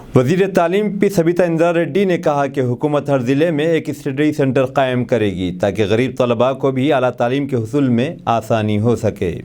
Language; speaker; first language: Urdu; native; Urdu